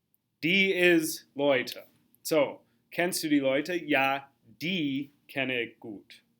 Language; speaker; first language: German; non-native, fluent; English